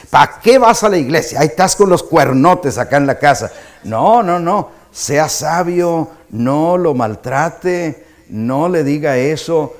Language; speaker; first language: Spanish; native; Spanish